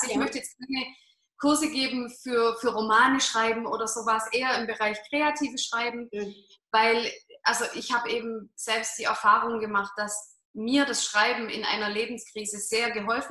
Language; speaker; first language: German; native; German